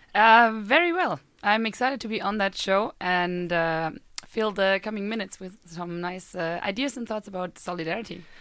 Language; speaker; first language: English; non-native, fluent; German